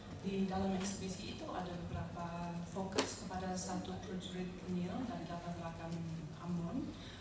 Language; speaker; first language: Indonesian; non-native, learner; English